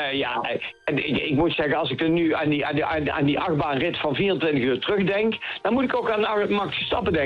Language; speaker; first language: Dutch; native; Dutch